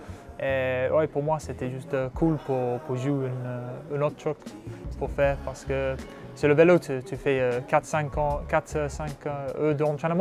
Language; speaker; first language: French; non-native, learner; English